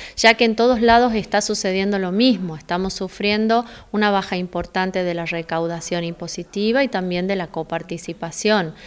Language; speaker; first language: Spanish; native; Spanish